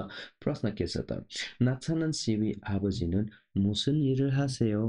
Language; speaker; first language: Korean; non-native, local second language; Nepali